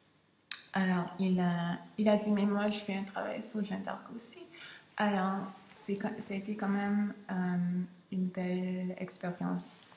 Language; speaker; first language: French; non-native, local second language; English